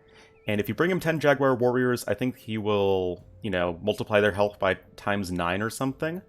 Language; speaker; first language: English; native; English